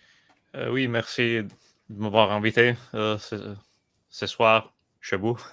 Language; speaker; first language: French; non-native, learner; Italian